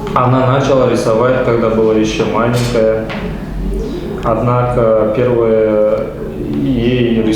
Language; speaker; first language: Russian; non-native, local second language; Kazakh